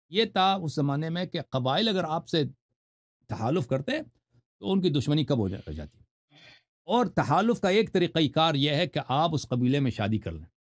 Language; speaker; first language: Urdu; non-native, fluent; Persian